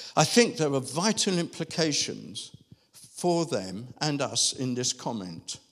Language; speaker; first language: English; native; English